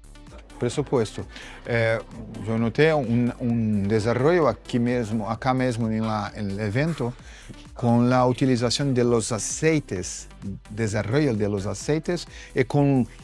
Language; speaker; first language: Spanish; non-native, fluent; Portuguese